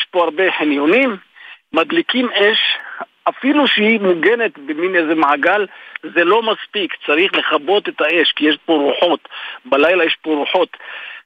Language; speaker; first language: Hebrew; native; Hebrew